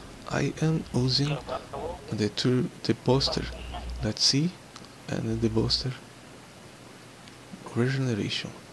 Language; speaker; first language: English; non-native, learner; Portuguese